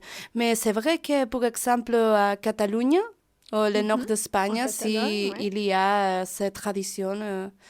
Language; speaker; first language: French; non-native, learner; Spanish